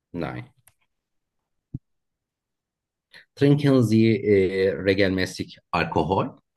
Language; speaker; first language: German; non-native, learner; Turkish